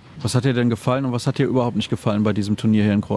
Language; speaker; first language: German; native; German